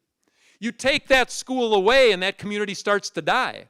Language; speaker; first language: English; native; English